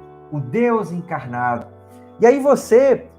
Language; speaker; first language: Portuguese; native; Portuguese